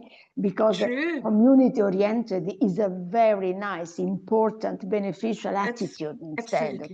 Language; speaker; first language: English; non-native, fluent; Italian